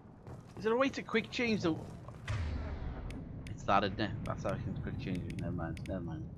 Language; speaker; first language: English; native; English